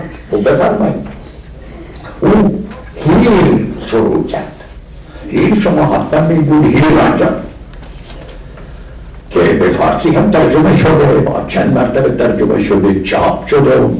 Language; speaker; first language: Persian; non-native, fluent; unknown